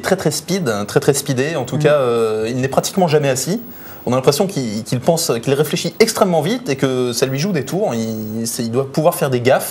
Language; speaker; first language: French; native; French